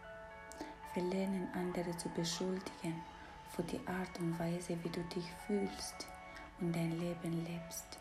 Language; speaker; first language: German; non-native, fluent; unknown